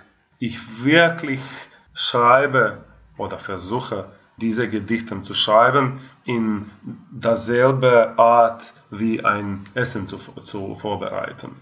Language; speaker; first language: German; non-native, fluent; Croatian